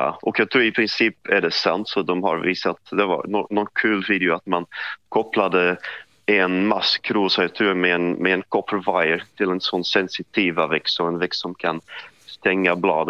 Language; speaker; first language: Swedish; non-native, fluent; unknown